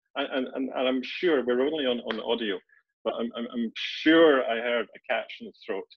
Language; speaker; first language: English; native; English